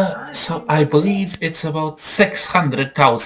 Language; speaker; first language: English; non-native, fluent; Serbian